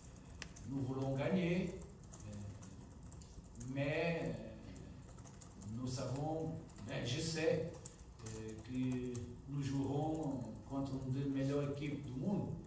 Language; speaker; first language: French; non-native, fluent; Portuguese